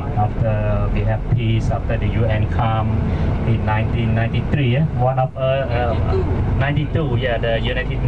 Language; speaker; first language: English; non-native, local second language; Khmer